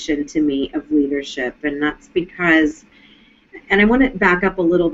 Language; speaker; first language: English; native; English